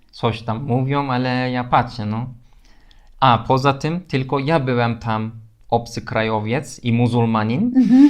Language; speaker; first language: Polish; non-native, learner; Turkish